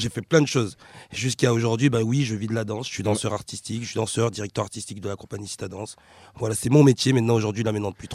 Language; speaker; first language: French; native; French